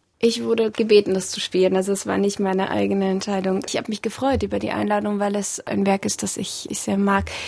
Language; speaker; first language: German; early bilingual, other home language; Russian